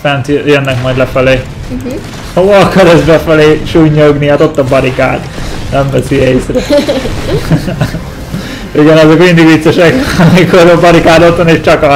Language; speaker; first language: Hungarian; native; Hungarian